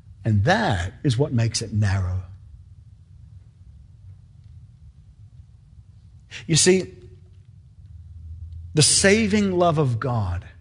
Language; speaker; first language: English; native; English